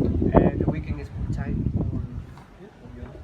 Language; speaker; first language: English; non-native, learner; Spanish